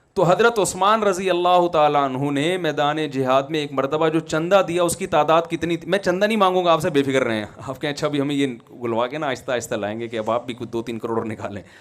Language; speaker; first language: Urdu; native; Urdu